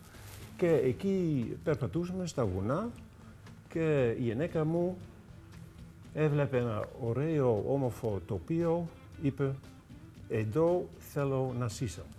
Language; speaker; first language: Greek; non-native, learner; Dutch